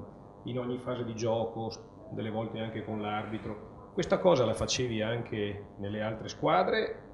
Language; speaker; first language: Italian; native; Italian